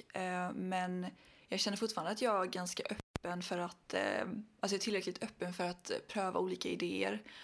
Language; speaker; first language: Swedish; early bilingual, other home language; Arabic